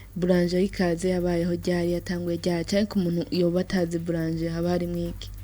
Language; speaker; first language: Rundi; native; Rundi